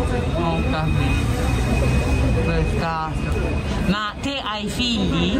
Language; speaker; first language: Italian; non-native, fluent; Japanese